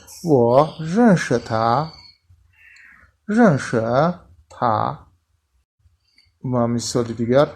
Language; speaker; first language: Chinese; non-native, fluent; Tajik